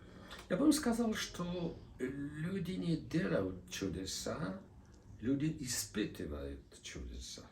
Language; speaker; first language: Russian; non-native, fluent; French